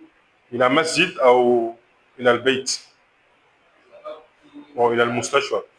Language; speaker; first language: Arabic; non-native, fluent; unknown